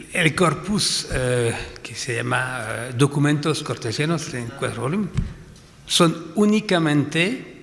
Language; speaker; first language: Spanish; non-native, fluent; French